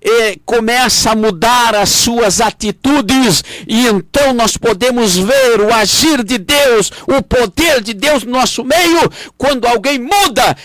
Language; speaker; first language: Portuguese; native; Portuguese